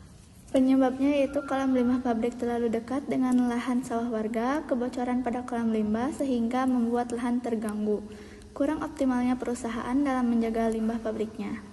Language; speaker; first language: Indonesian; native; Indonesian